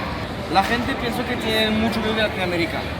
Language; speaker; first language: Spanish; non-native, learner; French